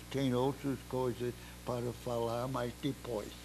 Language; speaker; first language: Portuguese; non-native, fluent; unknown